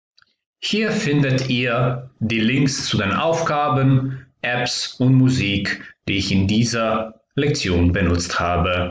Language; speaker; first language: German; non-native, fluent; Croatian